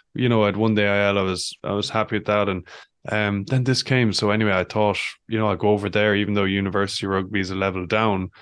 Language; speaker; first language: English; native; English